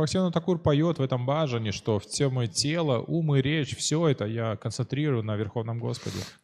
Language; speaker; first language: Russian; native; Russian